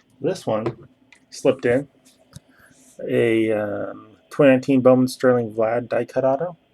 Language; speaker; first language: English; native; English